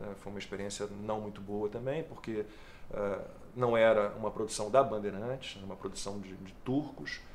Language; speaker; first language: Portuguese; native; Portuguese